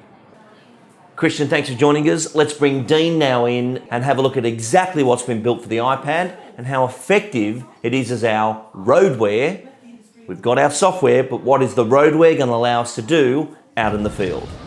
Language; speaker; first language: English; native; English